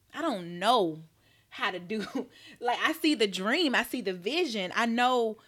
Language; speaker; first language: English; native; English